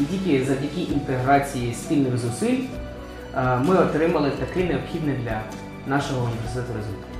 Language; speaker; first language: Russian; non-native, local second language; Ukrainian